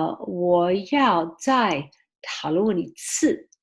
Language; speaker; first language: Chinese; early bilingual, heritage; Chinese